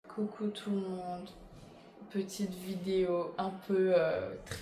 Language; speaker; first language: French; native; French